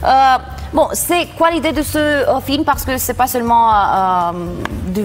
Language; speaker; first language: French; non-native, fluent; Romanian